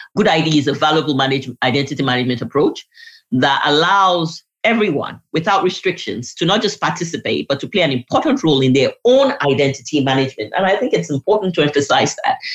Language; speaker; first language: English; non-native, local second language; Yoruba